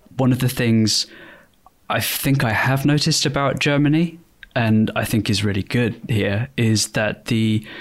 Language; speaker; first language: English; native; English